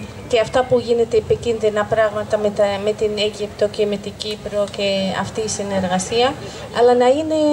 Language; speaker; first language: Greek; non-native, fluent; Arabic